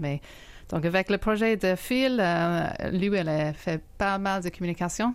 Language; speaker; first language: French; non-native, fluent; English